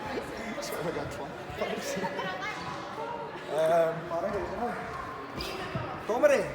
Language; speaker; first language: Icelandic; non-native, learner; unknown